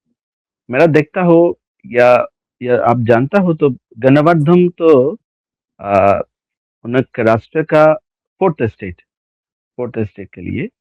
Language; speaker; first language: Hindi; non-native, learner; Bangla